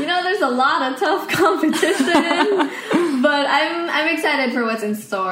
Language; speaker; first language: English; non-native, local second language; Filipino